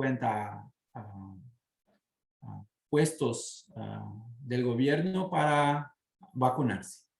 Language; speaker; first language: Spanish; non-native, fluent; Portuguese